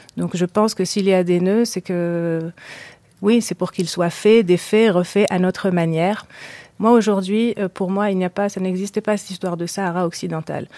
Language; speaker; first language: French; non-native, local second language; Arabic